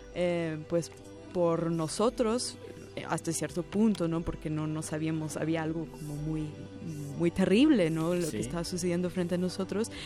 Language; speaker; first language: Spanish; non-native, fluent; English